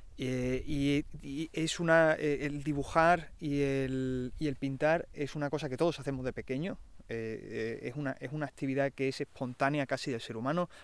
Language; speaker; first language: Spanish; native; Spanish